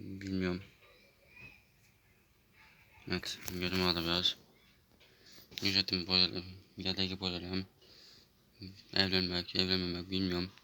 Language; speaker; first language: Turkish; early bilingual, heritage; Turkish